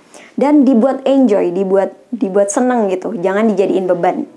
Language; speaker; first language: Indonesian; native; Indonesian